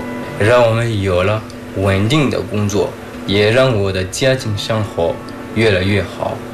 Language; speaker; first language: Chinese; non-native, fluent; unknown